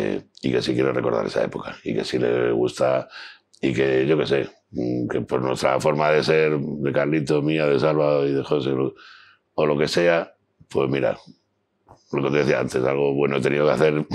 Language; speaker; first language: Spanish; native; Spanish